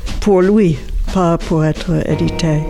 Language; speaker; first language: French; non-native, fluent; English